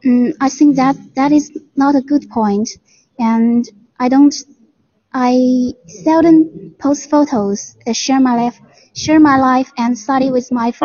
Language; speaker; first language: English; non-native, learner; Chinese